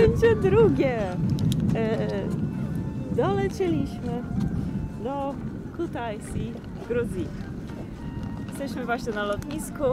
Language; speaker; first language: Polish; native; Polish